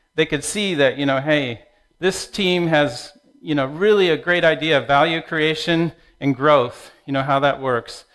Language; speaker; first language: English; native; English